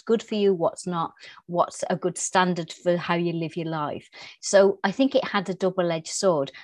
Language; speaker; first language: English; native; English